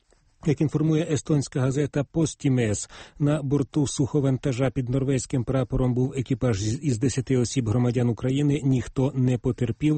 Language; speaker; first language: Ukrainian; native; Ukrainian